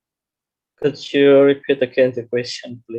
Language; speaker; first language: English; non-native, learner; Indonesian